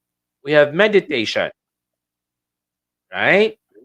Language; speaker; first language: English; non-native, local second language; Filipino